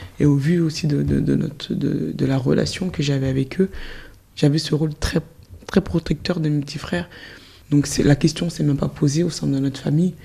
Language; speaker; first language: French; early bilingual, other home language; Soninke